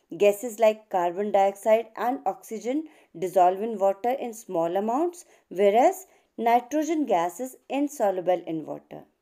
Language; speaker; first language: English; non-native, local second language; Hindi